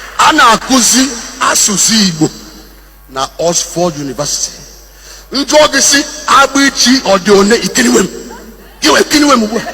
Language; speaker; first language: Igbo; non-native, local second language; Bini